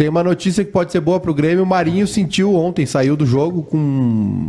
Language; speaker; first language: Portuguese; native; Portuguese